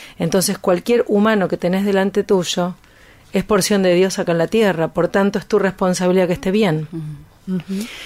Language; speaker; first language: Spanish; native; Spanish